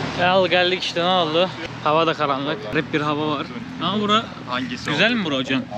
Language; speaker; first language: Turkish; early bilingual, heritage; Turkish